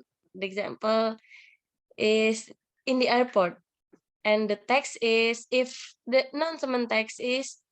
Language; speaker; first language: English; non-native, learner; Indonesian